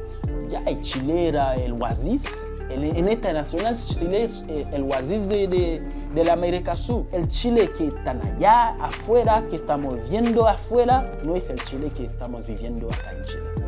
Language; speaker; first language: Spanish; non-native, learner; Haitian Creole